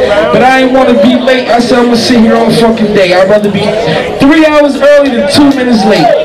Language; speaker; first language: English; native; English